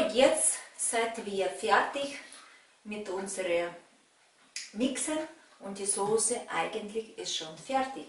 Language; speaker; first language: German; non-native, fluent; Russian